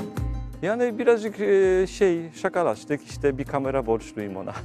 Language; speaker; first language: Turkish; early bilingual, heritage; Turkish